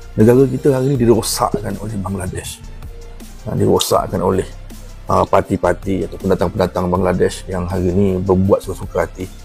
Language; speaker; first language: Malay; native; Malay